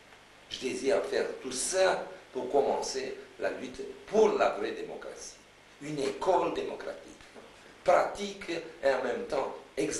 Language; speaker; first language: French; non-native, fluent; Romanian